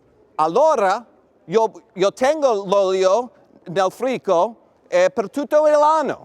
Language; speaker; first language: Italian; non-native, fluent; English